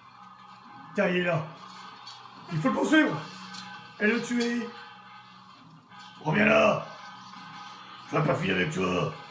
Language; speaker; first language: French; native; French